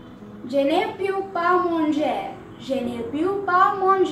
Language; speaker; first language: French; non-native, learner; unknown